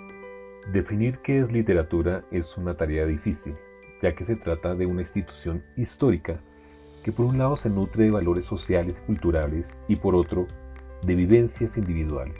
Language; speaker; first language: Spanish; native; Spanish